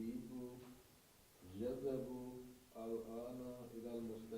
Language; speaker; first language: Arabic; non-native, learner; Urdu